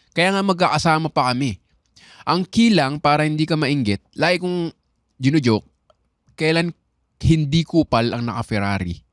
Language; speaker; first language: Filipino; native; Filipino